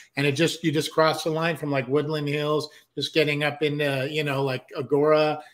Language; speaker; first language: English; native; English